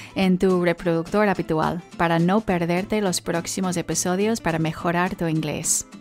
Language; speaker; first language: Spanish; native; Spanish